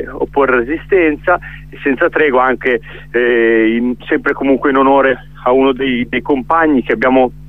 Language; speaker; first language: Italian; native; Italian